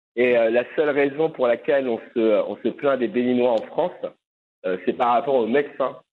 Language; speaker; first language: French; native; French